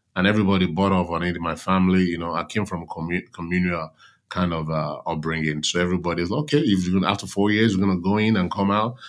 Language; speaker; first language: English; non-native, local second language; Yoruba